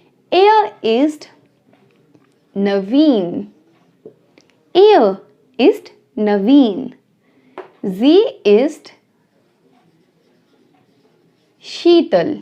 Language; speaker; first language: German; non-native, fluent; Hindi